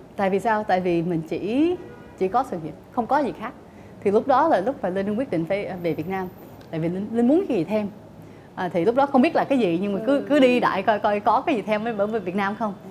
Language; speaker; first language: Vietnamese; early bilingual, heritage; Vietnamese